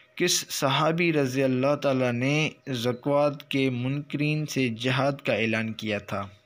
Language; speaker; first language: Urdu; non-native, local second language; Sindhi